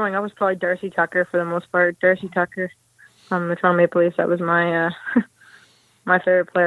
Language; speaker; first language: English; native; English